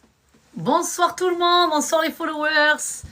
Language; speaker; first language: French; native; French